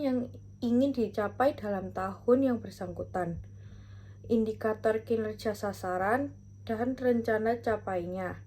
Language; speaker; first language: Indonesian; native; Indonesian